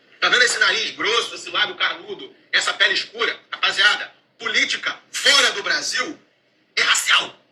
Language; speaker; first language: Portuguese; native; Portuguese